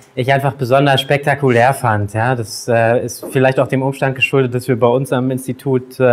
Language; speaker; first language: German; native; German